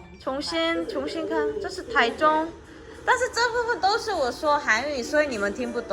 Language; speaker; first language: Chinese; non-native, learner; Korean